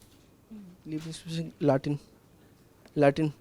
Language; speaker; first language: German; non-native, learner; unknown